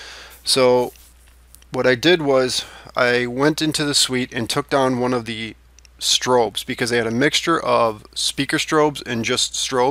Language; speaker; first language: English; native; English